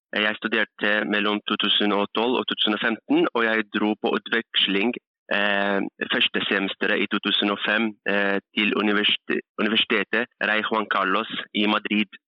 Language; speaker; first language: Norwegian; early bilingual, other home language; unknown